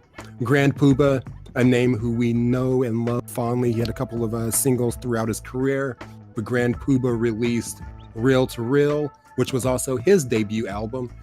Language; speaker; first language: English; native; English